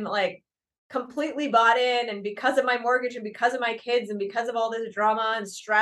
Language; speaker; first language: English; native; English